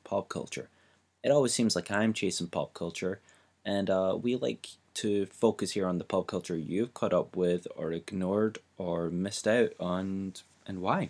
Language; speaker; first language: English; native; English